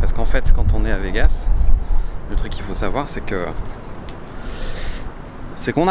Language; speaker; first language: French; native; French